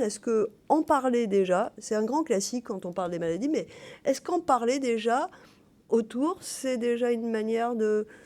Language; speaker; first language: French; native; French